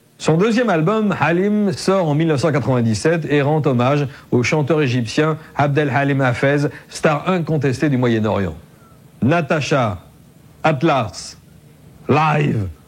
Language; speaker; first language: French; native; French